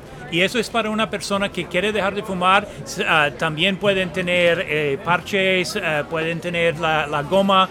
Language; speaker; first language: Spanish; non-native, fluent; English